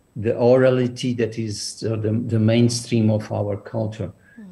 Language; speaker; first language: English; non-native, fluent; Portuguese